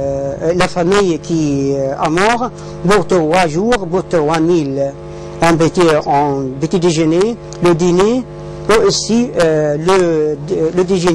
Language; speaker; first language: French; non-native, learner; Arabic